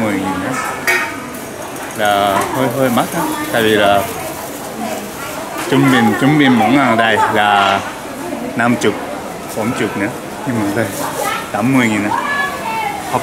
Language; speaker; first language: Vietnamese; non-native, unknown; Japanese